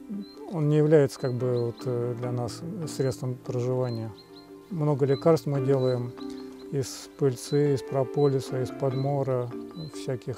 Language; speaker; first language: Russian; native; Russian